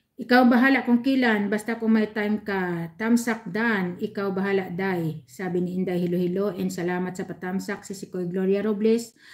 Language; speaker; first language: Filipino; non-native, local second language; Hiligaynon